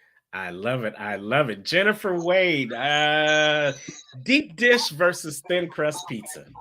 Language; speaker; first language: English; native; English